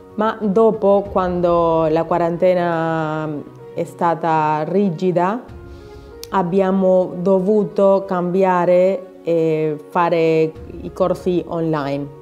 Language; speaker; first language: Italian; non-native, learner; Spanish